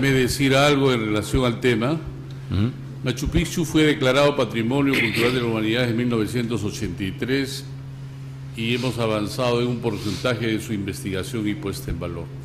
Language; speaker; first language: Spanish; native; Spanish